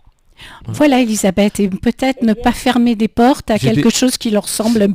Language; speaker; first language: French; native; French